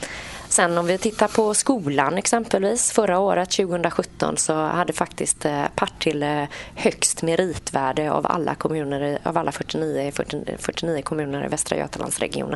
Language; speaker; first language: Swedish; native; Swedish